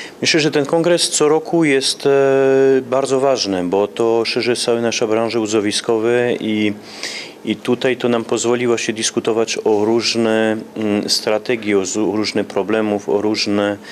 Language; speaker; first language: Polish; early bilingual, heritage; Polish